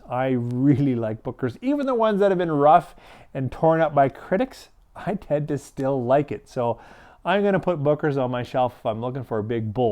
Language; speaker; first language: English; native; English